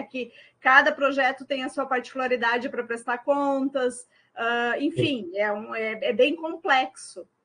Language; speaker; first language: Portuguese; native; Portuguese